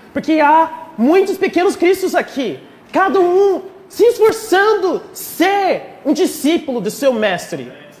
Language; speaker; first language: Portuguese; non-native, fluent; English